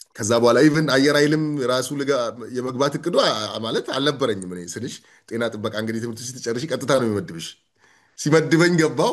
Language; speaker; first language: Amharic; non-native, local second language; Oromo